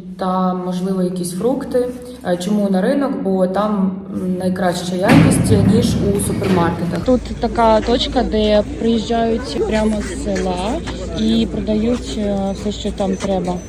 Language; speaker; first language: Ukrainian; non-native, local second language; Russian